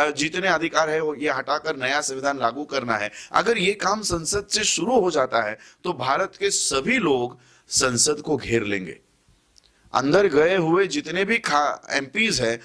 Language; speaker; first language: Hindi; non-native, local second language; Marathi